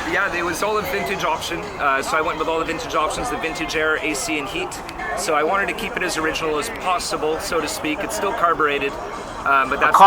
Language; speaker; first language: English; native; English